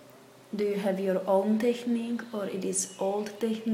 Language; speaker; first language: English; non-native, fluent; Slovak